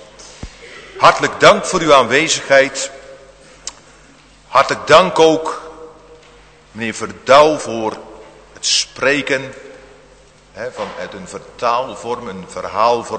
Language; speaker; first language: Dutch; native; Dutch